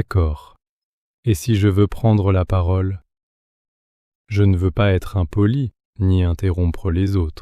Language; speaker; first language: French; native; French